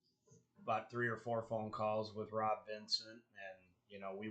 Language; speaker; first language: English; native; English